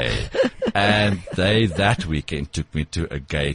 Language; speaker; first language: English; non-native, local second language; Afrikaans